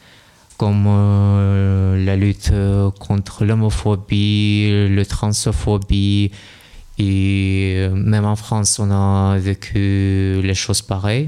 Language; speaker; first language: French; non-native, learner; Russian